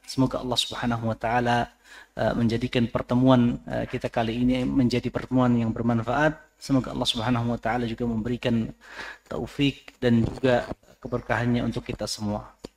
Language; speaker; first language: Indonesian; native; Indonesian